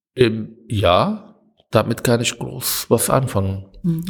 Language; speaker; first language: German; non-native, fluent; Hebrew